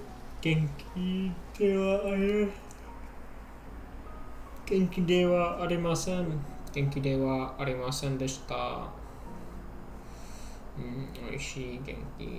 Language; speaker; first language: Japanese; non-native, learner; English